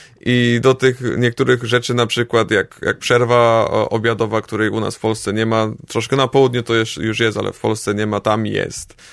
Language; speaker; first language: Polish; native; Polish